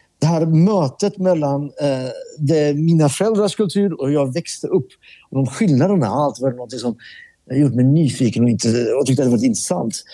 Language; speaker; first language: Swedish; early bilingual, other home language; Persian